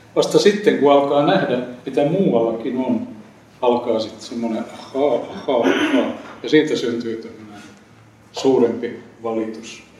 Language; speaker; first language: Finnish; native; Finnish